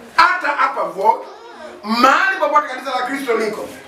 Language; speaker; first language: English; non-native, local second language; Swahili